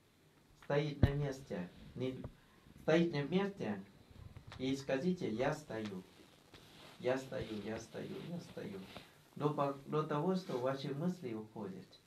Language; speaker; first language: Russian; non-native, learner; Thai